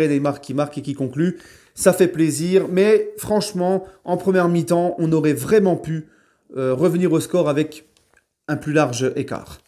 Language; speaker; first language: French; native; French